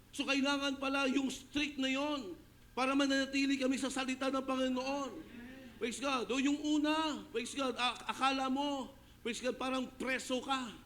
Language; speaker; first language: Filipino; non-native, local second language; Hiligaynon